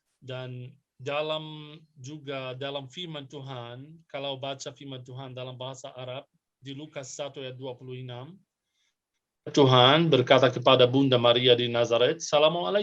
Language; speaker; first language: Indonesian; non-native, fluent; Arabic